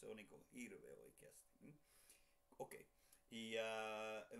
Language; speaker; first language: Finnish; non-native, fluent; Spanish